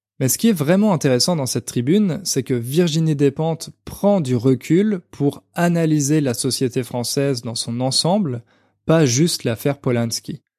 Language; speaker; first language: French; native; French